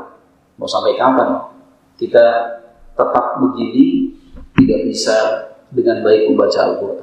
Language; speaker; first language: Indonesian; native; Indonesian